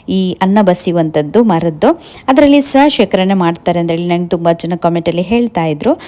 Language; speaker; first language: Kannada; native; Kannada